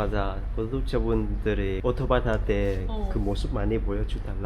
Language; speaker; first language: Korean; non-native, fluent; Vietnamese